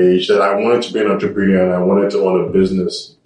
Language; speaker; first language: English; non-native, local second language; Yoruba